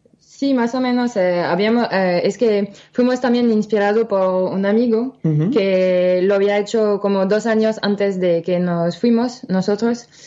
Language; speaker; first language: Spanish; non-native, fluent; French